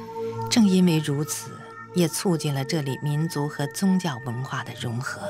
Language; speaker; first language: Chinese; native; Chinese